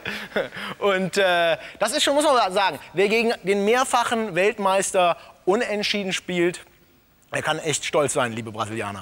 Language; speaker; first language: German; native; German